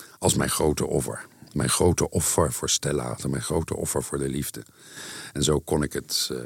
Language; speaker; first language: Dutch; native; Dutch